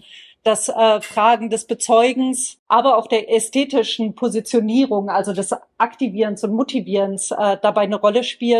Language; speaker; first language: German; native; German